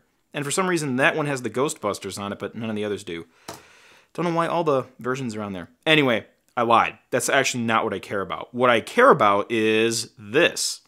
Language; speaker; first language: English; native; English